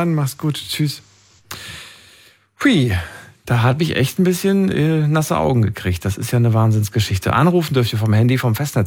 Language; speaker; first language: German; native; German